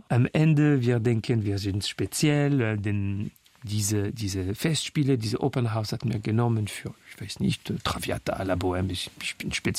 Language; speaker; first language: German; non-native, fluent; French